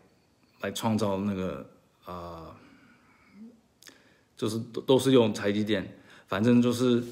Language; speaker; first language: Chinese; early bilingual, heritage; Chinese